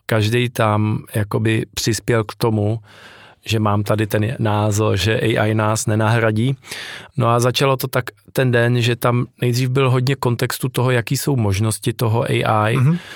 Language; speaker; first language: Czech; native; Czech